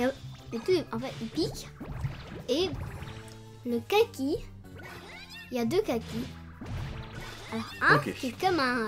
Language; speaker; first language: French; non-native, learner; Japanese